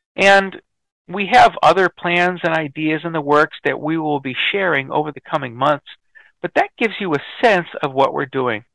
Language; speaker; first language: English; native; English